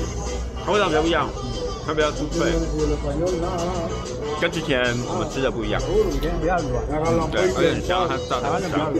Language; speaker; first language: Chinese; native; Chinese